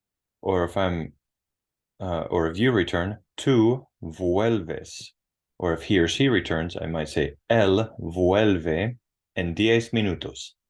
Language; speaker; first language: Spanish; non-native, fluent; English